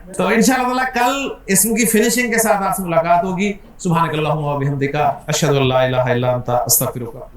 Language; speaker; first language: Urdu; non-native, local second language; Punjabi